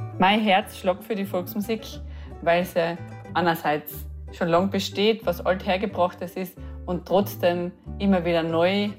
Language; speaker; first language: German; native; German